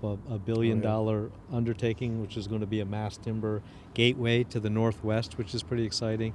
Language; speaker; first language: English; native; English